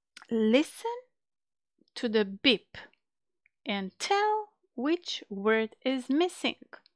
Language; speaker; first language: English; non-native, fluent; Macedonian